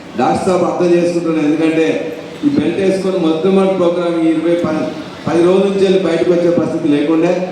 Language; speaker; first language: Telugu; native; Telugu